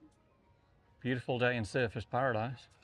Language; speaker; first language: English; native; English